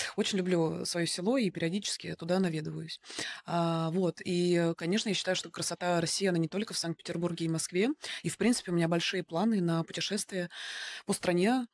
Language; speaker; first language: Russian; native; Russian